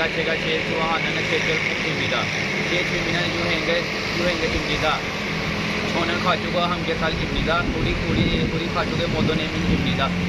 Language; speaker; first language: Korean; non-native, learner; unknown